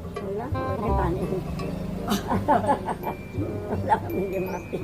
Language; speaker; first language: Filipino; non-native, local second language; Hiligaynon